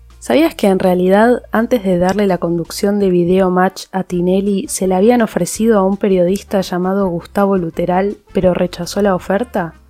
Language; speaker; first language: Spanish; native; Spanish